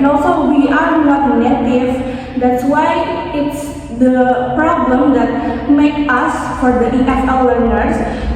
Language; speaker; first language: English; non-native, fluent; Indonesian